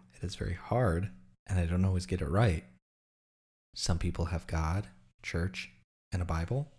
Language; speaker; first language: English; native; English